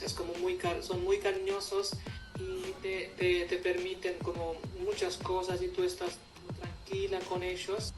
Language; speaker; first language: Spanish; non-native, fluent; Hindi